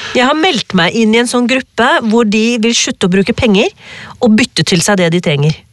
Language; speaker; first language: Norwegian; early bilingual, other home language; Urdu